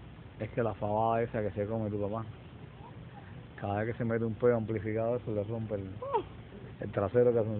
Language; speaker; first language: Spanish; native; Spanish